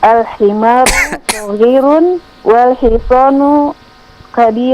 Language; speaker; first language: Arabic; non-native, learner; Indonesian